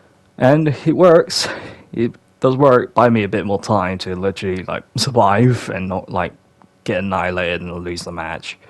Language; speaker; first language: English; native; English